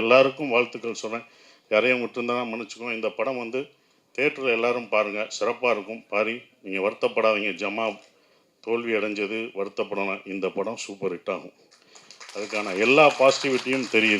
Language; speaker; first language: Tamil; native; Tamil